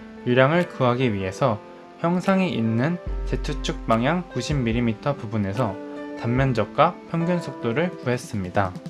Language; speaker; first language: Korean; native; Korean